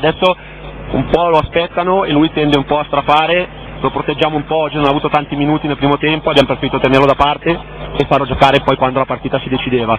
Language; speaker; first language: Italian; native; Italian